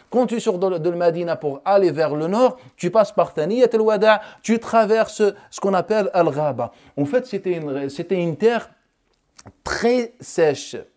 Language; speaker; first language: French; non-native, local second language; Wolof